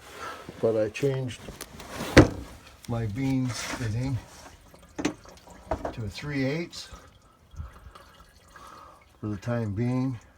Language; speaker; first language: English; native; English